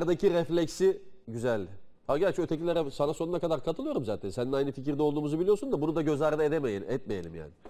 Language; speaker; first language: Turkish; native; Turkish